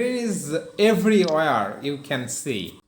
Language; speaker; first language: English; non-native, learner; Bangla